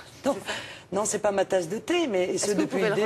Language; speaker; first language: French; native; French